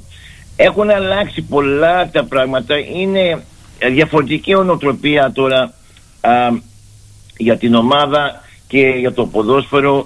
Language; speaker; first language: Greek; early bilingual, heritage; Greek